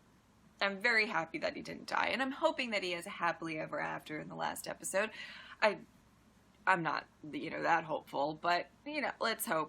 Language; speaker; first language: English; native; English